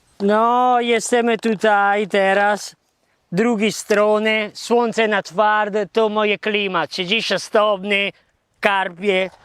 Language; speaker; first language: Polish; non-native, learner; Italian